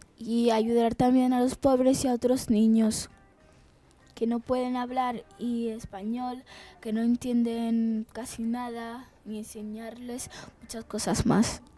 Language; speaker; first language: Spanish; early bilingual, other home language; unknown